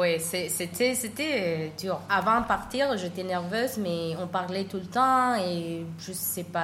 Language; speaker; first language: French; non-native, learner; Spanish